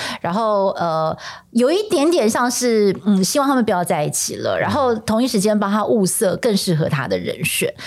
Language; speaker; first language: Chinese; native; Chinese